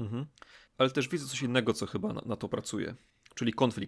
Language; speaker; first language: Polish; native; Polish